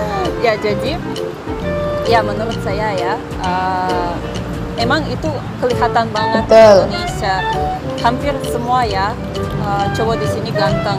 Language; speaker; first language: Indonesian; non-native, fluent; Russian